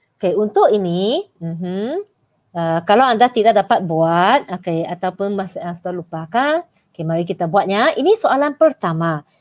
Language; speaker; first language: Malay; non-native, local second language; Chinese